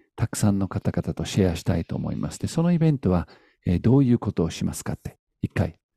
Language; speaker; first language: Japanese; non-native, fluent; English